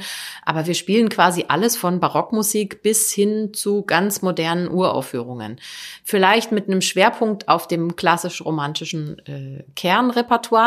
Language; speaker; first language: German; native; German